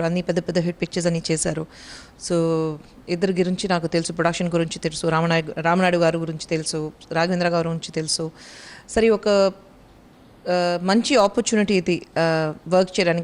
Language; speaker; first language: Telugu; non-native, local second language; Hindi